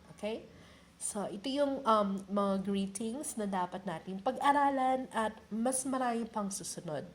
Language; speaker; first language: Filipino; native; Filipino